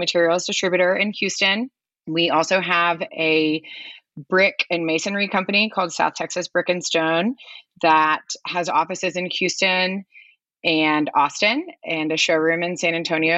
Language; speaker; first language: English; native; English